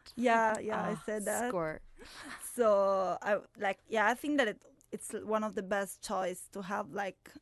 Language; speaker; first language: English; non-native, fluent; Italian